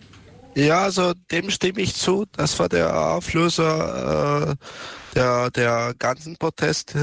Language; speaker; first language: German; non-native, learner; Serbian